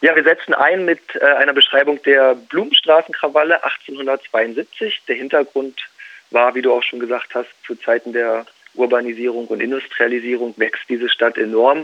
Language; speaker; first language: German; native; German